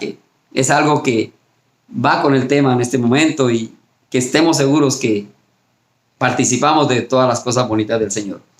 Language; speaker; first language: Spanish; native; Spanish